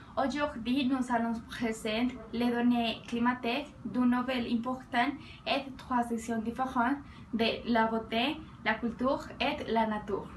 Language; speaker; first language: French; non-native, learner; Spanish